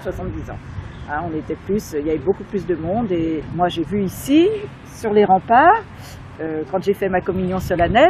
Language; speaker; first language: French; native; French